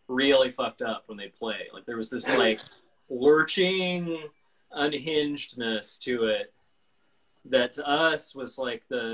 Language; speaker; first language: English; native; English